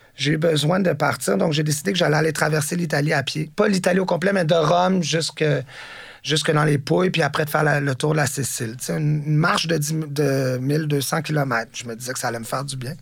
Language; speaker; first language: French; native; French